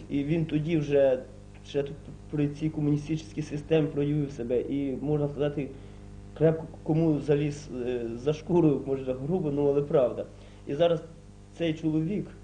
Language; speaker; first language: Ukrainian; native; Ukrainian